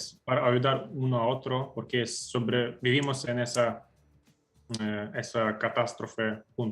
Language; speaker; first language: Spanish; non-native, fluent; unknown